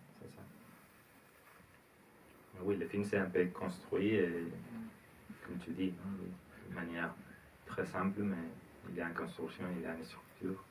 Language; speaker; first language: French; non-native, learner; Spanish